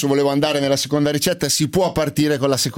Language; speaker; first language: Italian; native; Italian